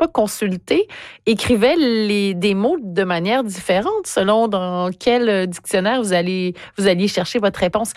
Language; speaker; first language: French; native; French